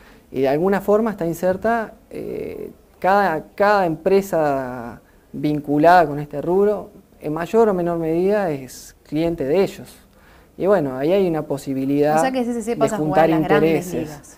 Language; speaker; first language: Spanish; native; Spanish